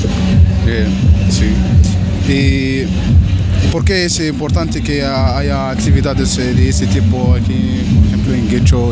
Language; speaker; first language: Spanish; non-native, learner; Arabic